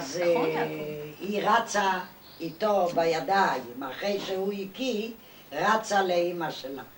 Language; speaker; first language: Hebrew; non-native, fluent; Yiddish